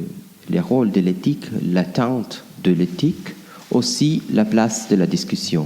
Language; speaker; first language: French; non-native, fluent; Italian